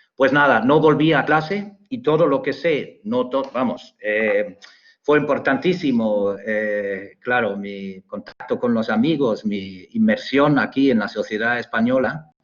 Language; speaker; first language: Spanish; non-native, fluent; German